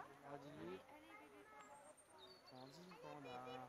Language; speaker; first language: French; native; French